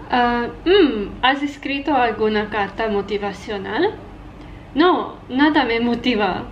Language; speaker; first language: Spanish; non-native, learner; Afrikaans